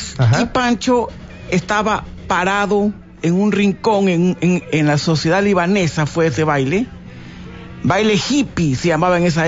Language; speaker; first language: Spanish; native; Spanish